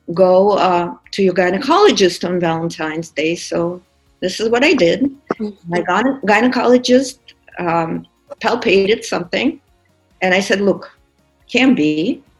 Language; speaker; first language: English; non-native, fluent; Russian